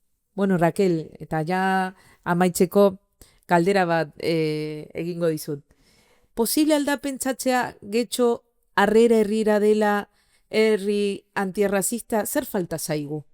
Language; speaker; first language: Basque; non-native, fluent; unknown